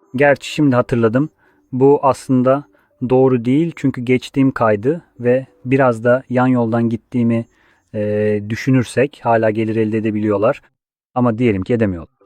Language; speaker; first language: Turkish; non-native, fluent; Polish